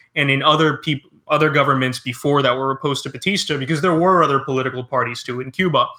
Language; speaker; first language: English; early bilingual, other home language; Spanish